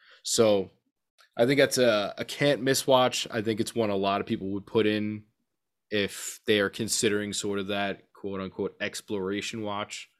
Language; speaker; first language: English; native; English